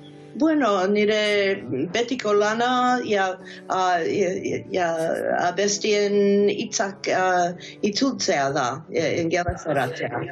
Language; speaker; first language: Basque; non-native, fluent; English